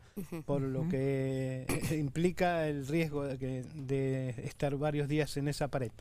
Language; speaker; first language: Spanish; native; Spanish